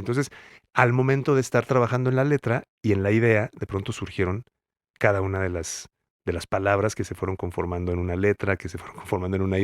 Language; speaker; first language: Spanish; native; Spanish